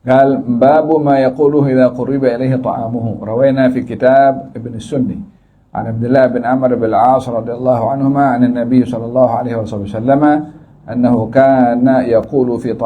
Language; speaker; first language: Arabic; non-native, fluent; Malay